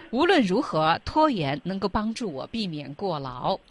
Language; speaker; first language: Chinese; native; Chinese